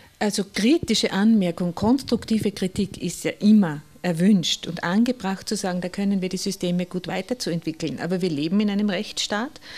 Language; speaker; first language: German; native; German